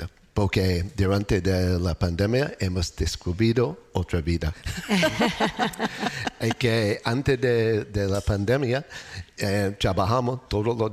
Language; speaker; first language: Spanish; non-native, learner; English